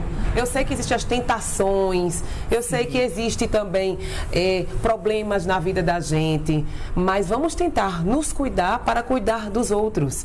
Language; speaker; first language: Portuguese; native; Portuguese